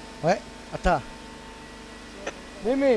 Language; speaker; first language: French; non-native, learner; Italian